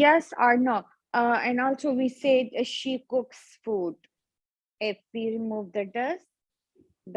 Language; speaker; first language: English; non-native, learner; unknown